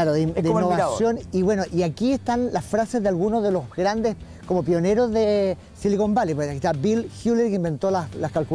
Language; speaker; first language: Spanish; native; Spanish